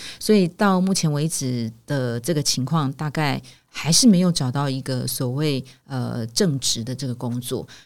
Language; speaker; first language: Chinese; native; Chinese